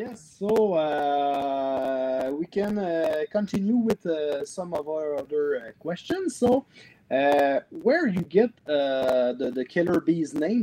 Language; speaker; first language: English; non-native, learner; French